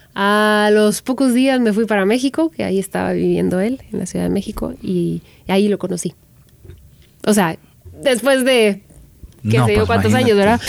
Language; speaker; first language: Spanish; native; Spanish